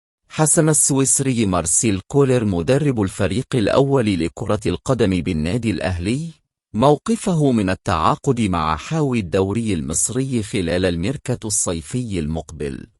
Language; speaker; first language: Arabic; native; Arabic